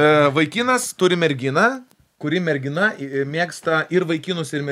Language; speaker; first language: Lithuanian; native; Lithuanian